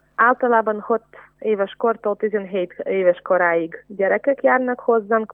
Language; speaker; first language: Hungarian; non-native, fluent; Ukrainian